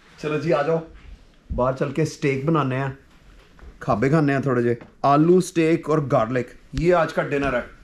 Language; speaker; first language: Urdu; non-native, local second language; Punjabi